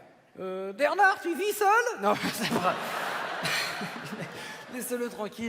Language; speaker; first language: French; native; French